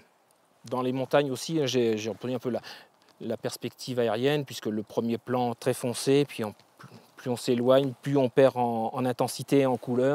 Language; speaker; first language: French; native; French